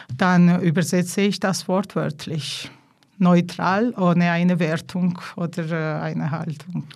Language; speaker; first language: German; non-native, fluent; Georgian